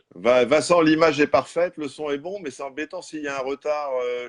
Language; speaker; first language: French; native; French